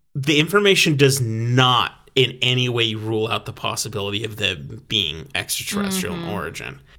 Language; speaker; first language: English; native; English